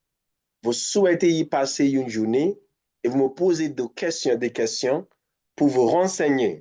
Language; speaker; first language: French; non-native, fluent; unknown